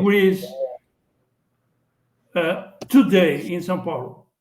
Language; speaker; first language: English; non-native, learner; Portuguese